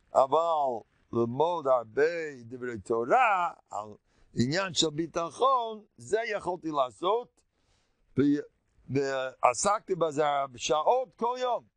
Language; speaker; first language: Hebrew; non-native, fluent; English